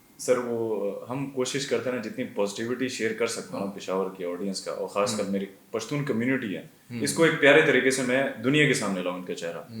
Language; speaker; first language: Urdu; non-native, local second language; Pashto